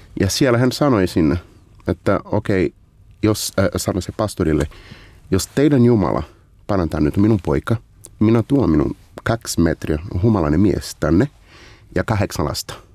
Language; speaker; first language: Finnish; non-native, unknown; Portuguese